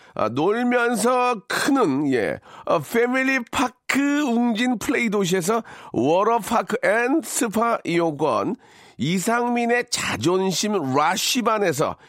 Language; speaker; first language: Korean; native; Korean